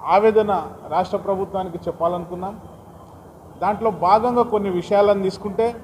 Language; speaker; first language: Telugu; non-native, local second language; Lambadi